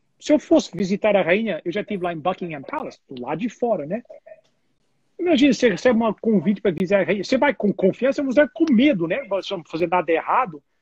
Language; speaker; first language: Portuguese; non-native, fluent; English